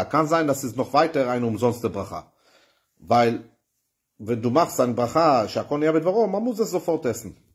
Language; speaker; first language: German; non-native, fluent; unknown